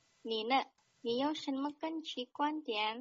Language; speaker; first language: Chinese; non-native, learner; Indonesian